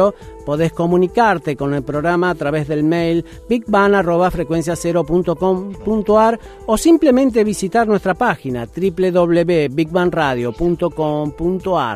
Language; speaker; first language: Spanish; native; Spanish